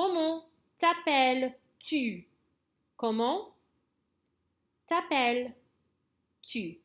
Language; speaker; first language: French; non-native, learner; English